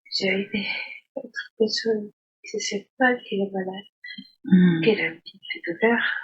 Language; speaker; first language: French; non-native, learner; Spanish